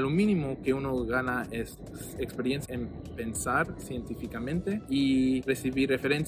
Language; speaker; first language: Spanish; early bilingual, heritage; Spanish